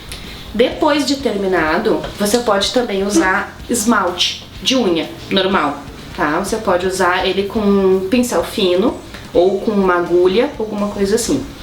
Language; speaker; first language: Portuguese; native; Portuguese